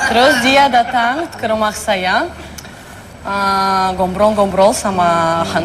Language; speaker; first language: Indonesian; non-native, learner; Russian